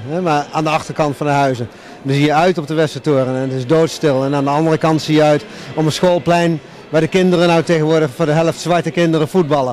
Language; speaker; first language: Dutch; native; Dutch